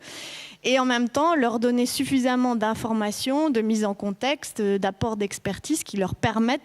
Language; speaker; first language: French; native; French